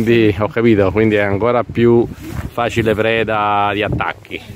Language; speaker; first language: Italian; native; Italian